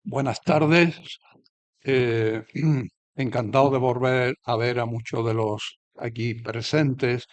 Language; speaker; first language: Spanish; native; Spanish